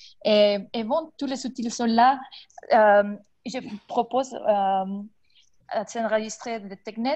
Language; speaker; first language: French; non-native, fluent; Spanish